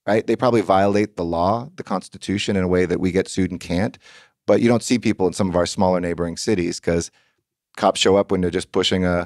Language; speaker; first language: English; native; English